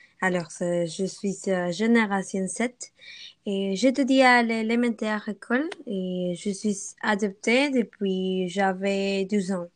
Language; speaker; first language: French; non-native, learner; Spanish